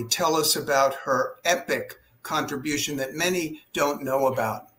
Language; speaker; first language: English; native; English